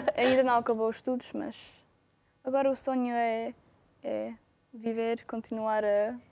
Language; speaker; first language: Portuguese; non-native, fluent; English